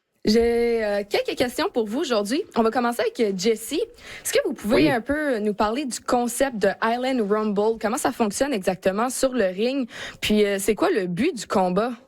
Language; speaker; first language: French; native; French